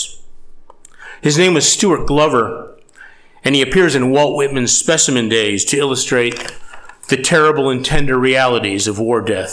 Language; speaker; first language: English; native; English